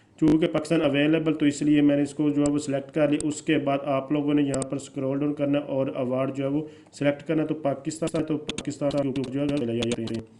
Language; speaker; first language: Urdu; non-native, local second language; Punjabi